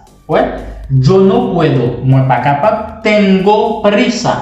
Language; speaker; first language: Spanish; non-native, learner; Haitian Creole